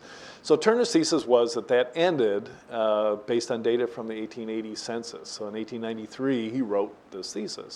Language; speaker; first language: English; native; English